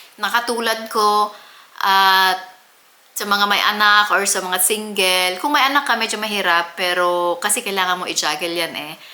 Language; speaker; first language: Filipino; native; Filipino